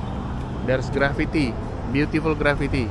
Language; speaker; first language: English; non-native, local second language; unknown